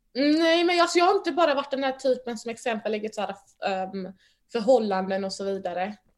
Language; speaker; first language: Swedish; early bilingual, other home language; Mandingo